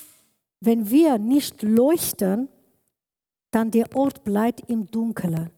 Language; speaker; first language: German; non-native, learner; Kurdish